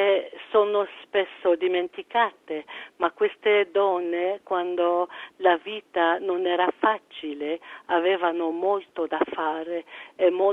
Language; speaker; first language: Italian; early bilingual, heritage; French